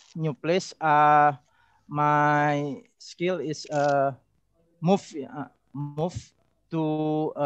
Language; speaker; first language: English; non-native, learner; Indonesian